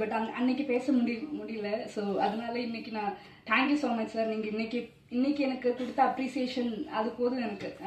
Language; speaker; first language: Tamil; non-native, fluent; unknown